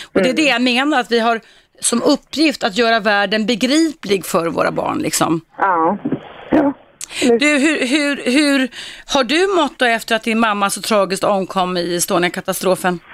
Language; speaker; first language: Swedish; native; Swedish